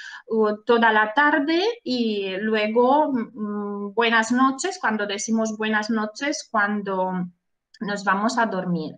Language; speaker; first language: Spanish; non-native, fluent; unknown